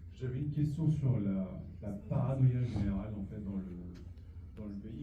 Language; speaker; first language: French; native; French